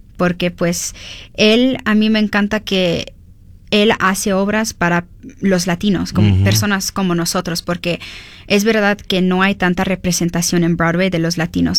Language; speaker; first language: Spanish; early bilingual, heritage; Spanish